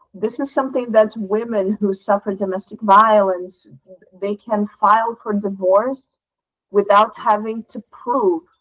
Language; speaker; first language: English; non-native, fluent; Portuguese